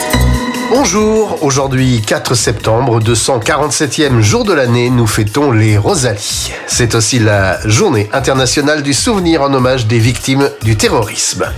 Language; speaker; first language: French; native; French